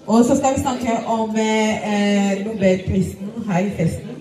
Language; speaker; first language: Norwegian; non-native, fluent; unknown